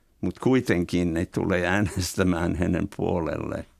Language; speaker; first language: Finnish; non-native, fluent; English